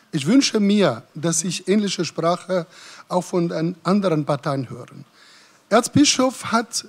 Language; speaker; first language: German; non-native, fluent; Arabic